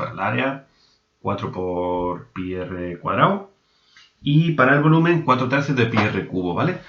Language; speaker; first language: Spanish; native; Spanish